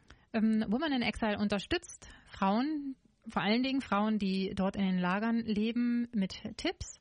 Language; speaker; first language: German; native; German